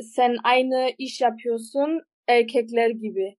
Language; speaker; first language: Turkish; early bilingual, heritage; Turkish